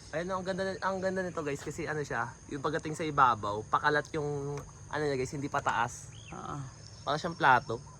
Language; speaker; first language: Filipino; native; Filipino